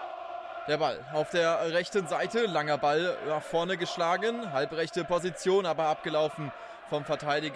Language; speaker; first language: German; native; German